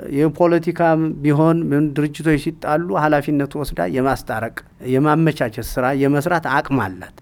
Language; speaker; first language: Amharic; native; Amharic